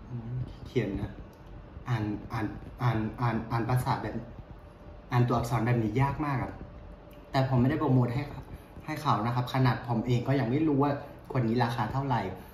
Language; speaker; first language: Thai; non-native, fluent; Vietnamese